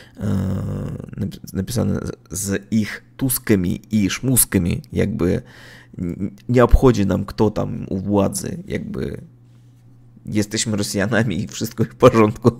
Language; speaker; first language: Polish; non-native, learner; Russian